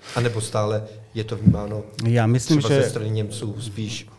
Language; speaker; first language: Czech; non-native, fluent; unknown